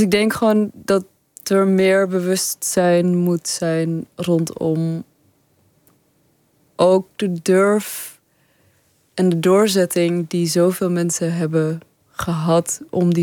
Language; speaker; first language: Dutch; early bilingual, other home language; Persian